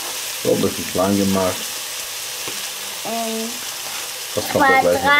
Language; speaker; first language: German; native; German